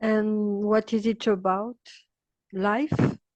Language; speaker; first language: English; non-native, learner; French